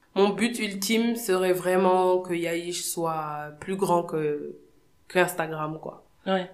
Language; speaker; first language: French; non-native, local second language; Wolof